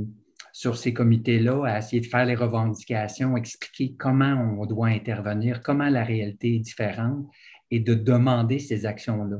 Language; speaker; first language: French; native; French